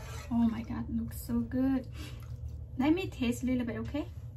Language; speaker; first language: English; non-native, learner; Lao